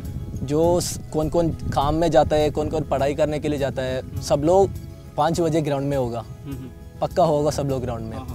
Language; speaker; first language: Hindi; non-native, local second language; Malayalam